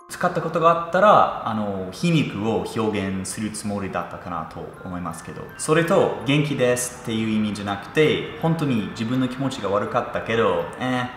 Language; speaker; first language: Japanese; non-native, fluent; English